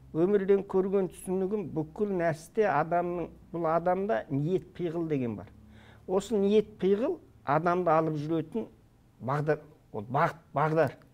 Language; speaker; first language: Kazakh; early bilingual, heritage; Kazakh